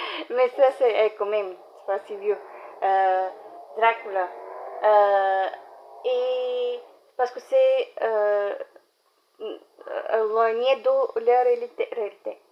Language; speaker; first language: French; non-native, learner; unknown